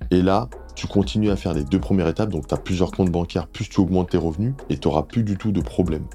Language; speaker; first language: French; native; French